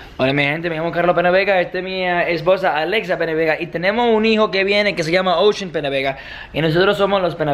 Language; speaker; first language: Spanish; non-native, learner; English